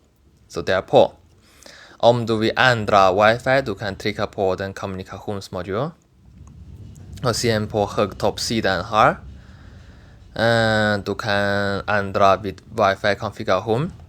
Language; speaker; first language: Swedish; non-native, learner; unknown